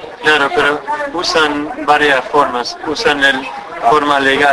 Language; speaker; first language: Spanish; non-native, fluent; English